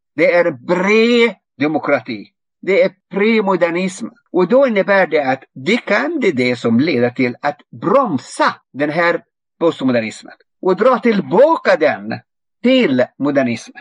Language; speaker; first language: Swedish; non-native, fluent; Arabic